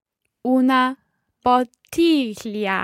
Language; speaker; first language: Italian; non-native, learner; English